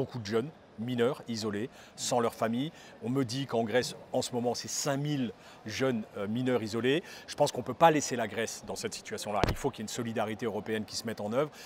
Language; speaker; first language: French; native; French